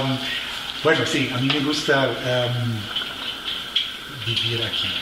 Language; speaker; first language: Spanish; non-native, fluent; German